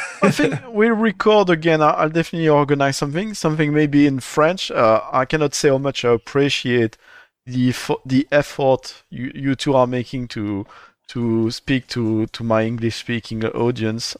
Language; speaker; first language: English; non-native, fluent; French